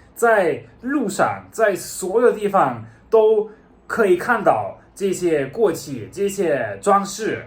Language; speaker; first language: Chinese; non-native, fluent; German